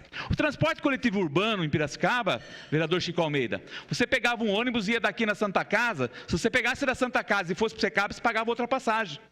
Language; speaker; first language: Portuguese; native; Portuguese